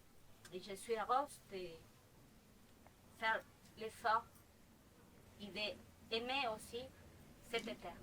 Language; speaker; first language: French; non-native, fluent; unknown